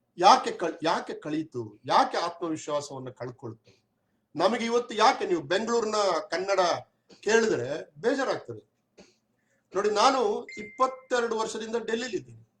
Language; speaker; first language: Kannada; non-native, local second language; Tulu